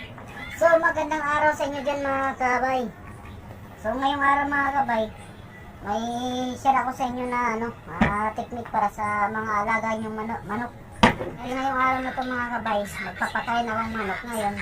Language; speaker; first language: Filipino; non-native, local second language; Cebuano